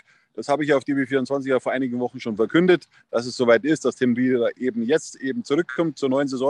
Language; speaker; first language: German; native; German